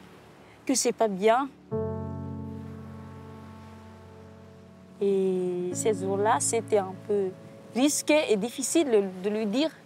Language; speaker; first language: French; non-native, local second language; Malagasy